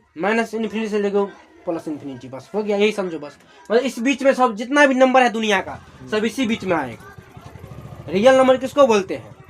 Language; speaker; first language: Hindi; native; Hindi